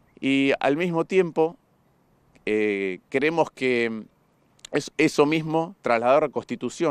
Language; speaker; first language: Spanish; native; Spanish